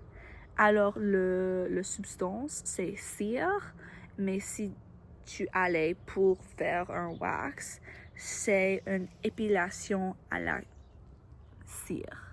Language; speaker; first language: French; non-native, learner; English